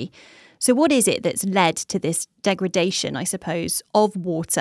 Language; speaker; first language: English; native; English